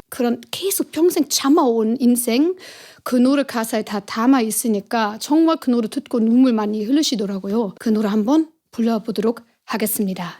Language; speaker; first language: Korean; non-native, fluent; German